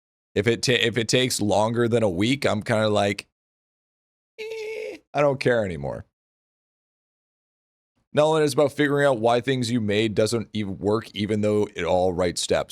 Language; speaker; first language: English; native; English